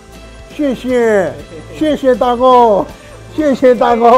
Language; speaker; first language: Chinese; non-native, fluent; Korean